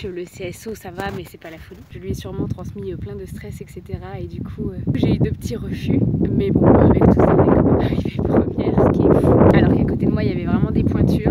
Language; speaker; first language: French; native; French